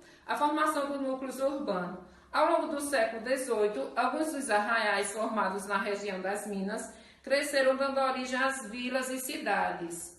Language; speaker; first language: Portuguese; native; Portuguese